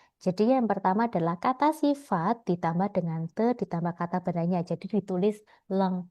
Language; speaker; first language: Indonesian; native; Indonesian